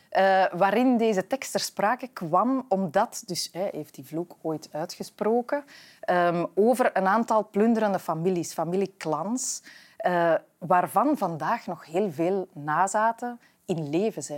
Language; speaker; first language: Dutch; native; Dutch